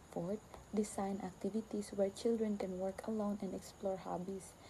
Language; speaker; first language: English; non-native, local second language; Filipino